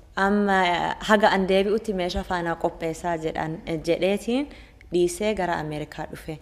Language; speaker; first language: Oromo; early bilingual, heritage; Oromo